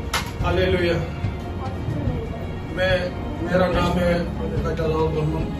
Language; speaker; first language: Hindi; non-native, local second language; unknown